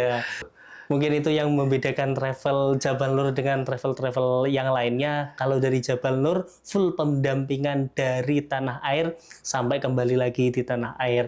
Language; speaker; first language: Indonesian; native; Indonesian